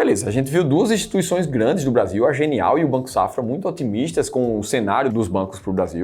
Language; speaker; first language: Portuguese; native; Portuguese